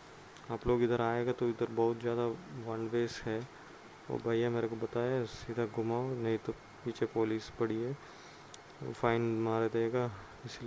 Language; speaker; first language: Hindi; non-native, local second language; Malayalam